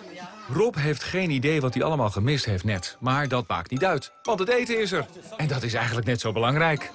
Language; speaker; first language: Dutch; native; Dutch